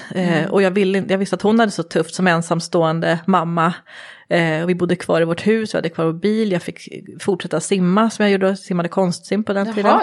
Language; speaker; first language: Swedish; native; Swedish